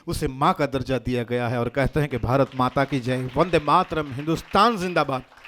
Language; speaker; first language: Hindi; non-native, local second language; Gujarati